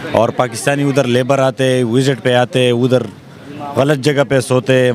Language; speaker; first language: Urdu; non-native, local second language; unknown